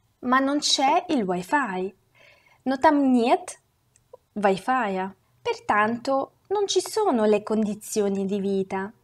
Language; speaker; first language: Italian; non-native, fluent; Russian